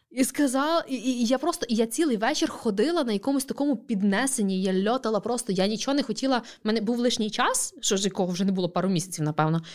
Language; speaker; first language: Ukrainian; native; Ukrainian